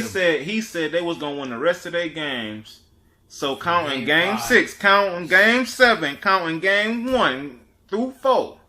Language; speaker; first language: English; native; English